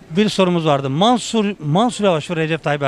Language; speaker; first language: Turkish; native; Turkish